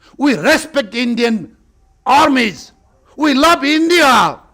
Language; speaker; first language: English; non-native, local second language; Nepali